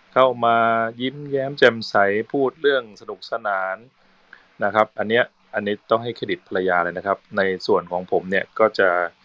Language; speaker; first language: Thai; native; Thai